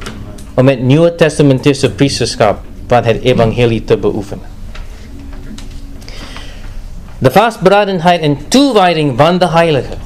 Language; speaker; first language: Dutch; non-native, fluent; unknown